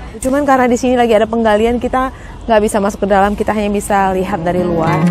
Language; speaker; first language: Indonesian; native; Indonesian